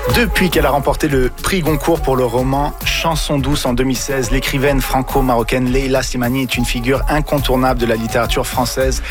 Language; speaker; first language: French; native; French